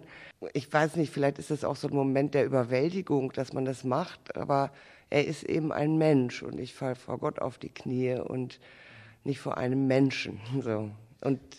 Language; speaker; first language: German; native; German